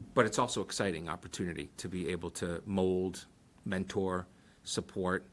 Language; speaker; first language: English; early bilingual, other home language; Portuguese